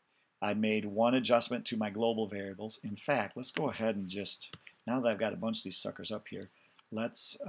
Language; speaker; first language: English; native; English